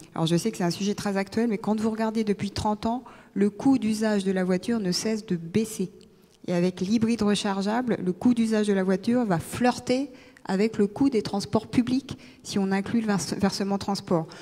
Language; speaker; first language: French; native; French